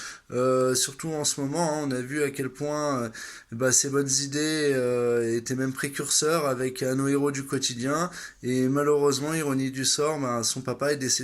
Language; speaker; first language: French; native; French